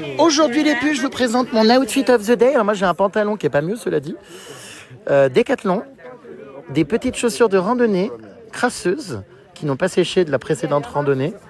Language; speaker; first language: French; native; French